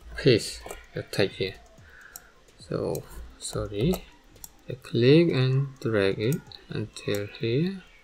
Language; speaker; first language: English; non-native, learner; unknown